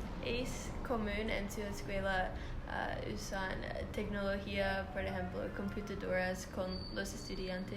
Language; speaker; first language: Spanish; non-native, learner; English